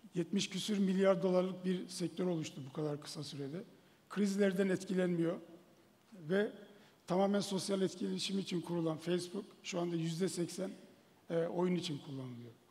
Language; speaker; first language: Turkish; native; Turkish